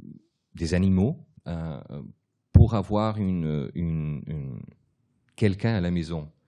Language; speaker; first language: French; early bilingual, other home language; Portuguese